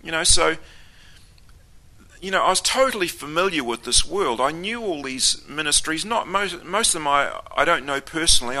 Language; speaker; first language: English; native; English